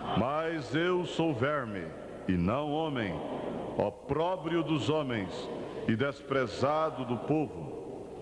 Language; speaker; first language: Portuguese; native; Portuguese